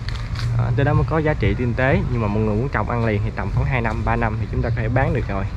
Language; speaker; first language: Vietnamese; native; Vietnamese